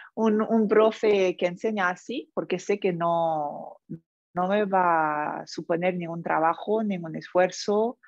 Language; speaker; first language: Spanish; non-native, fluent; French